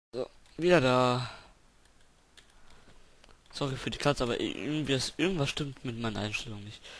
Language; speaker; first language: German; native; German